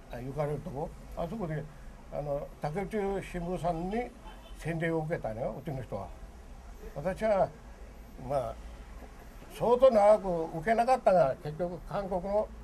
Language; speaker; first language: Japanese; early bilingual, other home language; Korean